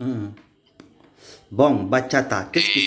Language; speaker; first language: French; non-native, learner; Indonesian